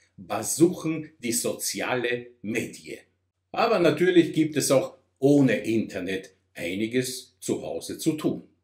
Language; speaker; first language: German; non-native, fluent; Russian